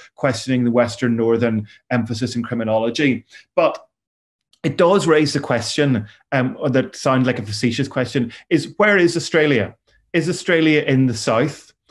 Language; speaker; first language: English; native; English